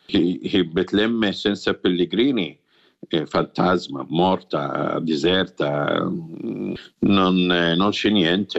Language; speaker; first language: Italian; non-native, fluent; Arabic